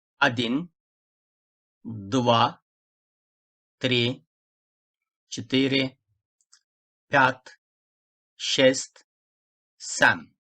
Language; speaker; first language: Russian; non-native, fluent; Turkish